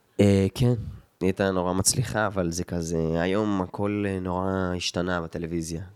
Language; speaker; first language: Hebrew; native; Hebrew